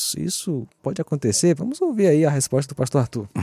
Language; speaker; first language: Portuguese; native; Portuguese